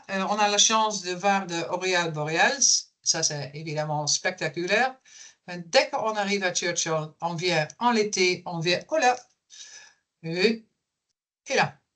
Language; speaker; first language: French; non-native, fluent; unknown